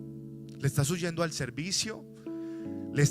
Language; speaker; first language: Spanish; native; Spanish